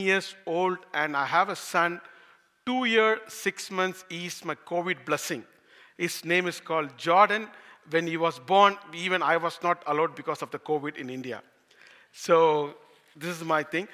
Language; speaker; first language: English; non-native, local second language; Tamil